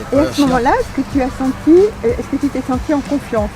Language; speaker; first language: French; native; French